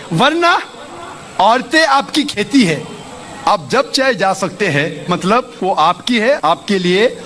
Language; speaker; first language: Urdu; non-native, local second language; Konkani